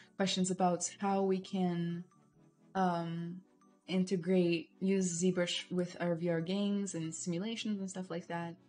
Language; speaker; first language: English; non-native, fluent; Portuguese